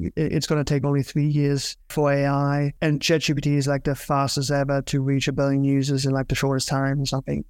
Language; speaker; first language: English; non-native, fluent; German